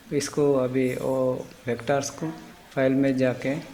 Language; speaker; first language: Hindi; non-native, local second language; Telugu